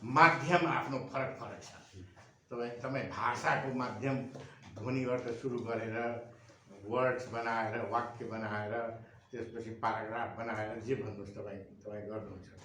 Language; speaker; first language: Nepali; non-native, local second language; Maithili